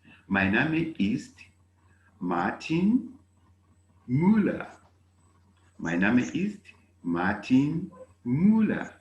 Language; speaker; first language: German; non-native, learner; Bemba